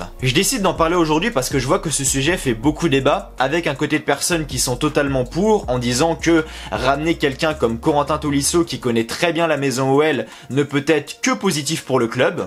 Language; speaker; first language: French; native; French